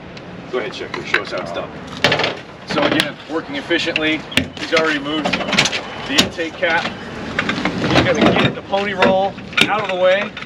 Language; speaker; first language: English; native; English